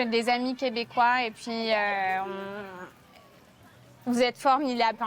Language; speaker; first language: French; native; French